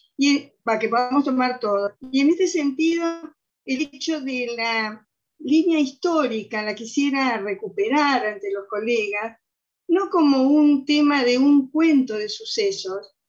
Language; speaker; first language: Spanish; native; Spanish